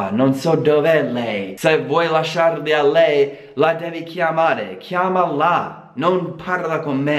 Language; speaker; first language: Italian; non-native, fluent; English